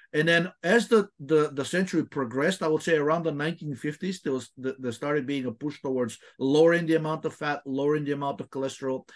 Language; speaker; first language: English; non-native, fluent; Bulgarian